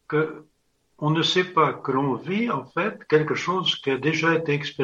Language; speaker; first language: French; native; French